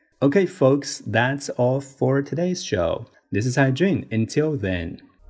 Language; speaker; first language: English; non-native, fluent; Chinese